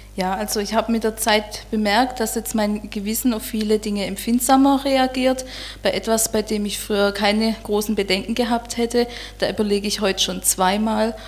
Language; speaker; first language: German; native; German